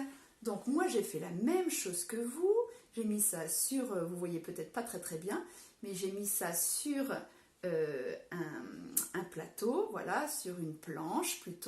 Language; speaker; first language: French; native; French